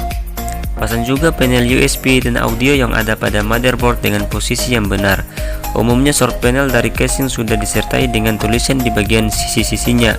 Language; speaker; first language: Indonesian; native; Indonesian